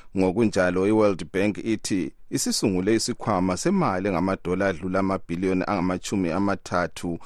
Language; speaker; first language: Zulu; native; Zulu